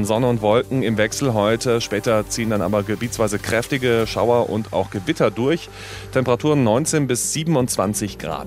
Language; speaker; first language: German; native; German